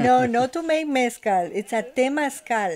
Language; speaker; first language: English; non-native, learner; Spanish